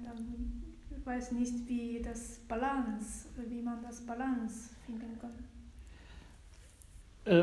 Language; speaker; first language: German; non-native, fluent; Japanese